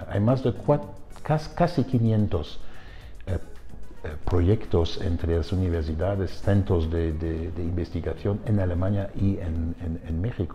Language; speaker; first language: Spanish; non-native, fluent; German